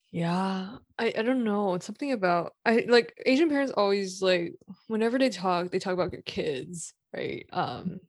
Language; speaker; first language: English; native; English